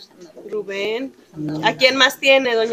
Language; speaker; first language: Spanish; native; Spanish